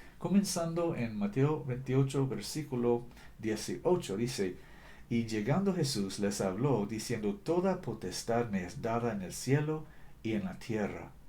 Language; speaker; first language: Spanish; non-native, fluent; English